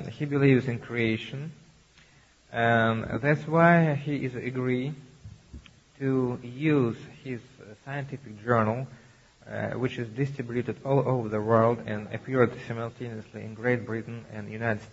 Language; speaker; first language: English; non-native, learner; Russian